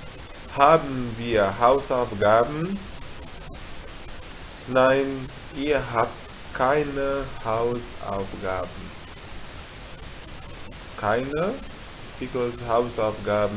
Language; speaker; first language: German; non-native, fluent; Arabic